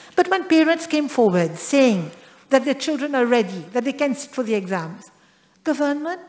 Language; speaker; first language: English; non-native, local second language; Morisyen